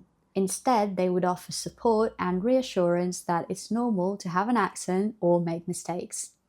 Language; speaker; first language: English; non-native, fluent; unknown